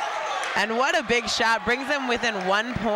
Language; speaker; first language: English; native; English